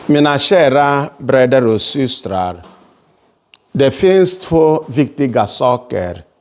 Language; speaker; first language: Swedish; non-native, fluent; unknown